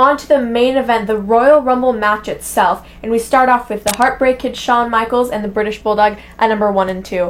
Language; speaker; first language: English; native; English